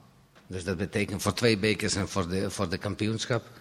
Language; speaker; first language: Dutch; non-native, fluent; Serbian